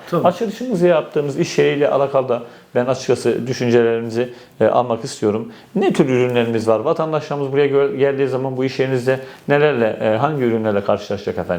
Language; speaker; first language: Turkish; native; Turkish